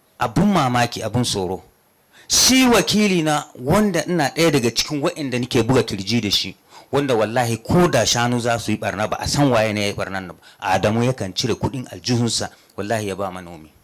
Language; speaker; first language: Hausa; non-native, local second language; Fula